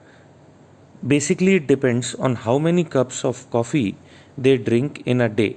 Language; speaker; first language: English; non-native, local second language; Hindi